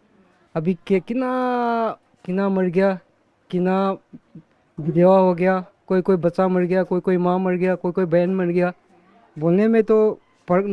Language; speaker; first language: Hindi; non-native, local second language; Manipuri